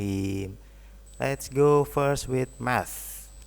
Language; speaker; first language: English; non-native, learner; Indonesian